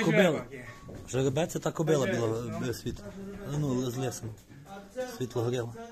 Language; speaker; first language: Polish; non-native, learner; Ukrainian